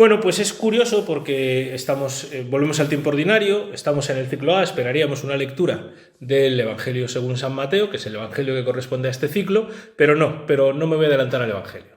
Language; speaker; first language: Spanish; native; Spanish